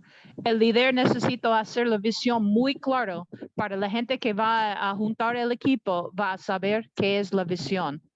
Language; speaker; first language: Spanish; non-native, learner; English